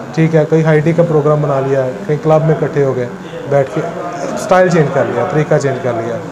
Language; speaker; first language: Urdu; non-native, local second language; Punjabi